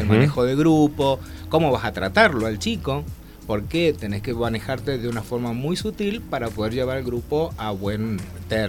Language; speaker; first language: Spanish; native; Spanish